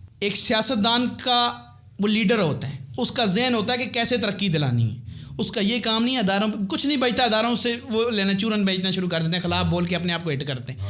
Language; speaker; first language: Urdu; non-native, local second language; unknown